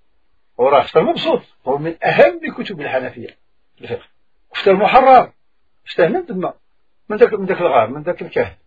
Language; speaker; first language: Arabic; native; Arabic